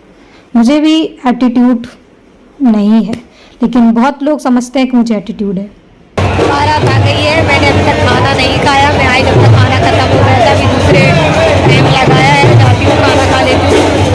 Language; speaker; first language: Hindi; native; Hindi